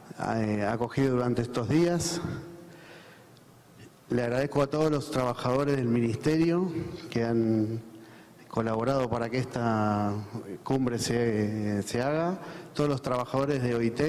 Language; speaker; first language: Spanish; native; Spanish